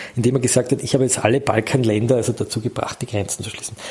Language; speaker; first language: German; native; German